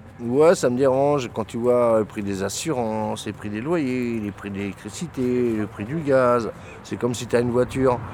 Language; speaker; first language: French; native; French